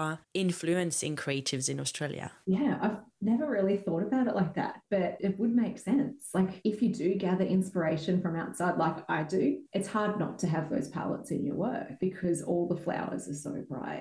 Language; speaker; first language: English; native; English